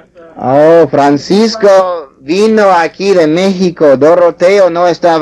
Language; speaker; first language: Spanish; non-native, fluent; English